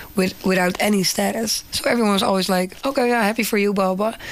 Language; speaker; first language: English; non-native, fluent; Dutch